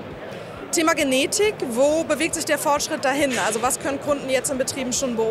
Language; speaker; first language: German; native; German